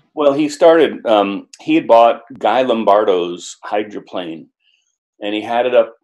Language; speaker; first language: English; native; English